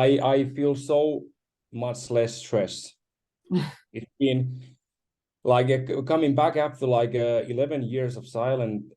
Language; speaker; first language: English; non-native, fluent; Finnish